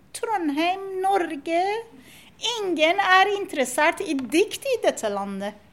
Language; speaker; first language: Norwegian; non-native, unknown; Persian